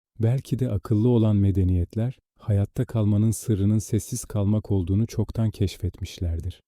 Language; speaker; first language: Turkish; native; Turkish